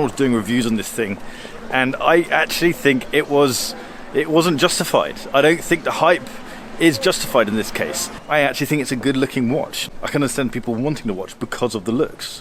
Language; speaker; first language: English; native; English